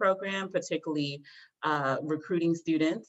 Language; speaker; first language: English; native; English